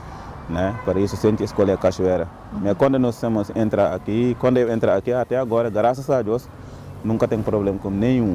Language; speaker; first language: Portuguese; non-native, learner; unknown